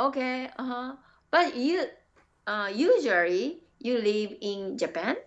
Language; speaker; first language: English; non-native, learner; Japanese